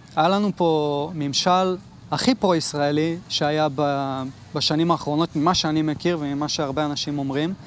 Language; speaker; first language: Hebrew; native; Hebrew